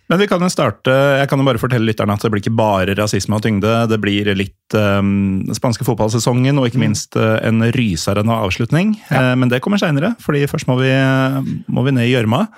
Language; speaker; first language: Norwegian; native; Norwegian